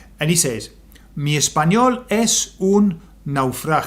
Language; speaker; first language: Spanish; non-native, fluent; English